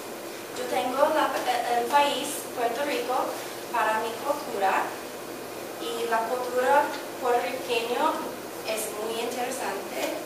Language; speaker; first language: Spanish; non-native, learner; English